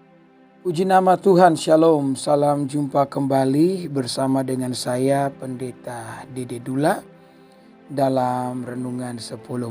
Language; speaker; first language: Indonesian; native; Indonesian